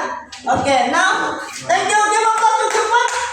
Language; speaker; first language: English; non-native, learner; Indonesian